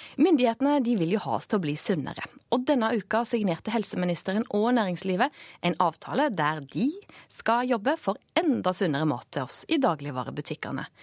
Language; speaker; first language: Norwegian; native; Norwegian